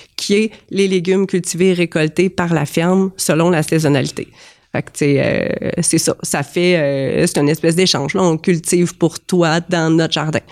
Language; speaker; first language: French; native; French